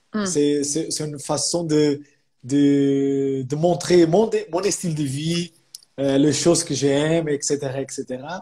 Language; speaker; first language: French; non-native, fluent; Portuguese